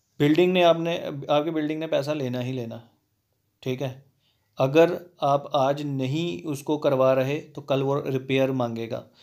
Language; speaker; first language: Hindi; native; Hindi